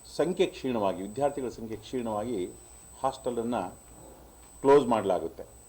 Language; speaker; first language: Kannada; non-native, local second language; Lambadi